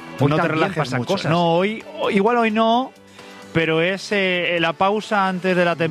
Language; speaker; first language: Spanish; native; Spanish